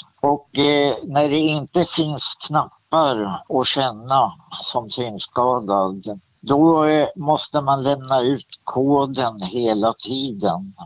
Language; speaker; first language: Swedish; native; Swedish